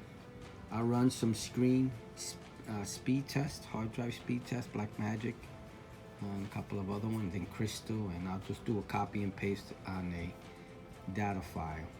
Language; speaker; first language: English; native; English